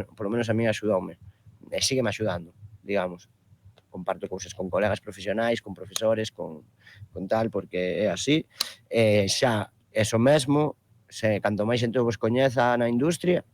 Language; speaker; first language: Galician; non-native, local second language; Spanish